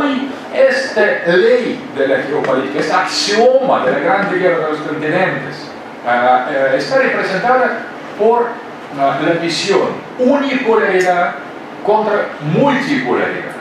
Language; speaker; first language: Spanish; non-native, fluent; Russian